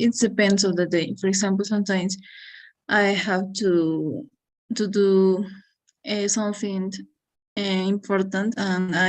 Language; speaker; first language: English; non-native, learner; Spanish